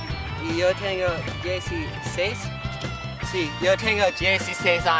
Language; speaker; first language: Spanish; non-native, learner; English